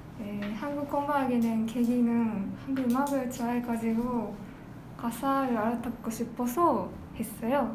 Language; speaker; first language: Korean; non-native, learner; Japanese